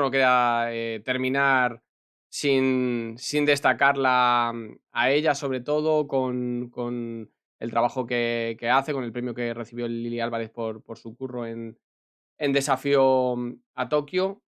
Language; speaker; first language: Spanish; native; Spanish